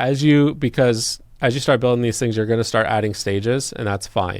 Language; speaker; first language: English; native; English